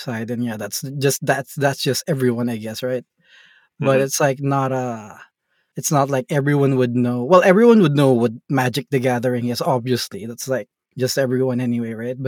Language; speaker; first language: English; non-native, local second language; Filipino